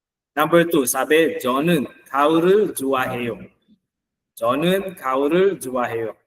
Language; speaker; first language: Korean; non-native, fluent; Filipino